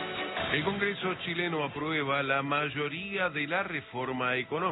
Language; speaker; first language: Spanish; native; Spanish